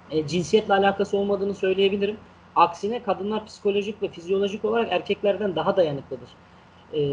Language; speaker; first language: Turkish; native; Turkish